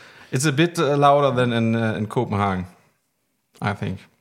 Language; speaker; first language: English; non-native, learner; German